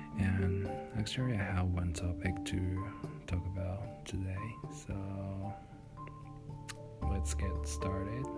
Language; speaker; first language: English; non-native, fluent; Japanese